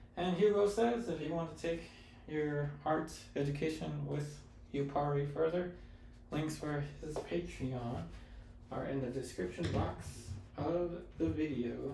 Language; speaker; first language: English; early bilingual, other home language; Spanish